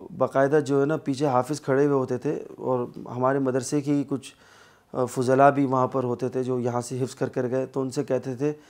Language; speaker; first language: Urdu; native; Urdu